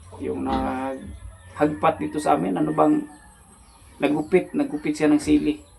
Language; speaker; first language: Filipino; non-native, local second language; Cebuano